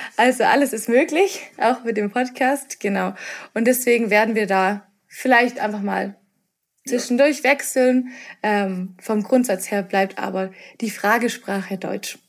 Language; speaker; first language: German; native; German